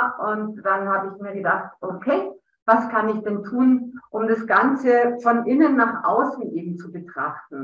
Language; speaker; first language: German; native; German